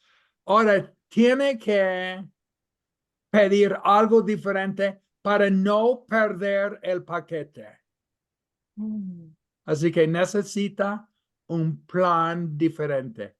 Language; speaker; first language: Spanish; non-native, fluent; English